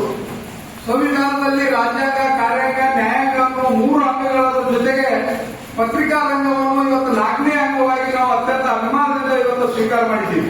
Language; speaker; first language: Kannada; native; Kannada